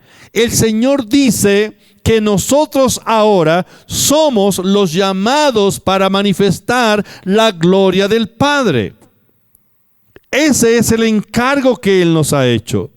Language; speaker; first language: Spanish; native; Spanish